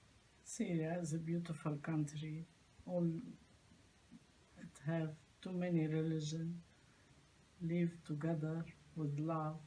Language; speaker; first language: English; non-native, learner; Arabic